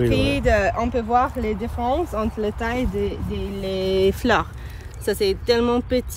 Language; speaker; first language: French; non-native, learner; English